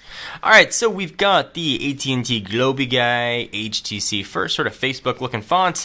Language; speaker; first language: English; native; English